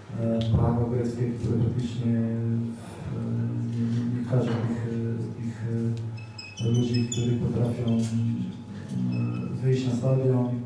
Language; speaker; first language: Polish; non-native, fluent; Serbian